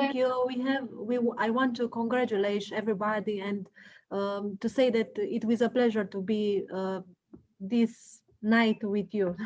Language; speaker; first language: English; non-native, learner; Romanian